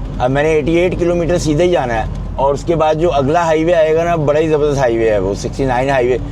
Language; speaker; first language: Urdu; non-native, local second language; Punjabi